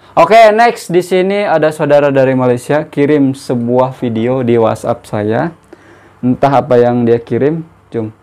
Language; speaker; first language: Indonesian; native; Indonesian